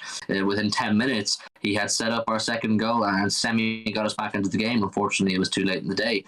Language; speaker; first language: English; native; English